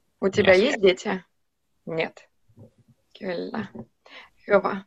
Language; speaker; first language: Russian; non-native, fluent; Finnish